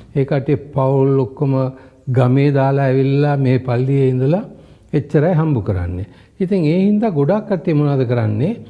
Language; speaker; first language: Sinhala; non-native, local second language; Tamil